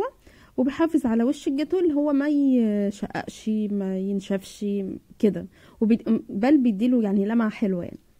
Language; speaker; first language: Arabic; native; Arabic